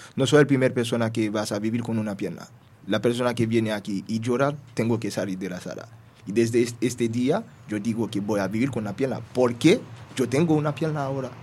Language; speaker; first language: Spanish; non-native, learner; Haitian Creole